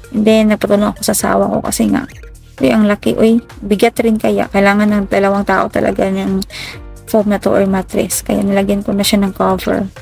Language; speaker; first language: Filipino; native; Filipino